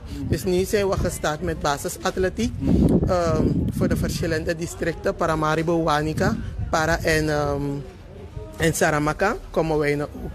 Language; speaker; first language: Dutch; native; Dutch